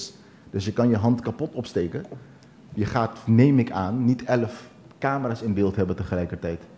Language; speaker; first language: Dutch; non-native, local second language; Papiamento